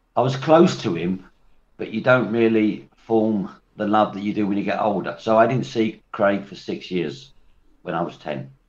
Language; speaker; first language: English; native; English